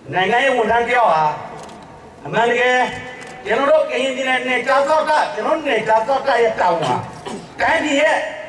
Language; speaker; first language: Burmese; non-native, local second language; S'gaw Karen